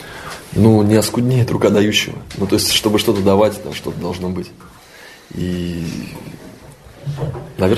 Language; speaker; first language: Russian; native; Russian